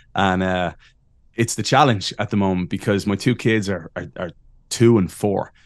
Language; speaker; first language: English; native; English